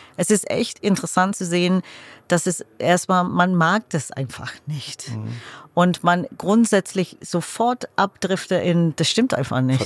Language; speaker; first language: German; non-native, fluent; English